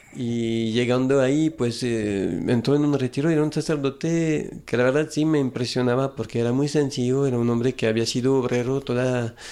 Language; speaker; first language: Spanish; non-native, fluent; French